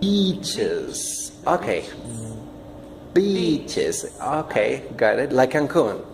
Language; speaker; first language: English; non-native, fluent; Spanish